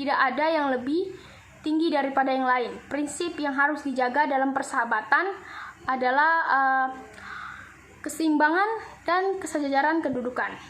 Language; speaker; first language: Indonesian; native; Indonesian